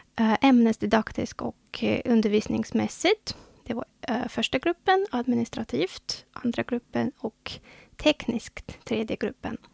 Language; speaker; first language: Swedish; non-native, fluent; Russian